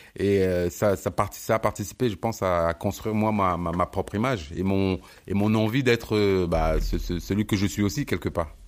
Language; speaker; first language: French; early bilingual, other home language; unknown